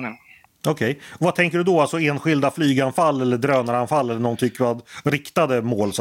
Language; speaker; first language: Swedish; native; Swedish